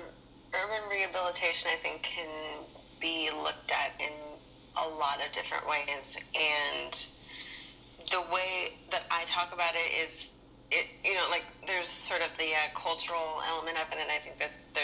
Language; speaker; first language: English; native; English